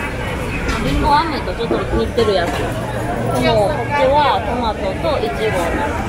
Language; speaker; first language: Japanese; non-native, fluent; Chinese